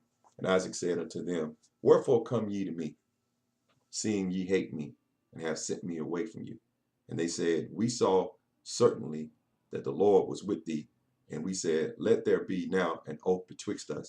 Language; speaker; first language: English; native; English